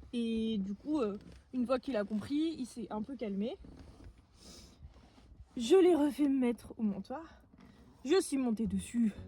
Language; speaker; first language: French; native; French